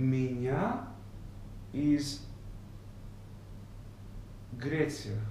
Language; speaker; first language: Russian; non-native, learner; Greek